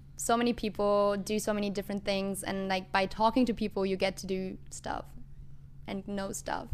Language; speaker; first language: English; non-native, fluent; German